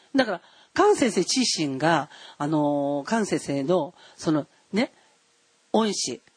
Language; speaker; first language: Japanese; non-native, fluent; Korean